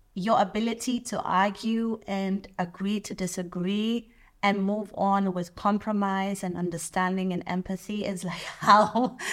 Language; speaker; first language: English; non-native, local second language; German